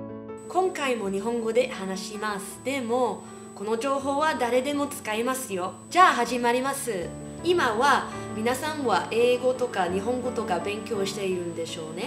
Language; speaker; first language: Japanese; non-native, fluent; English